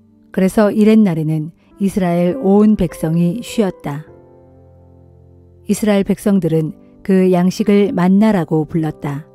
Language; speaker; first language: Korean; native; Korean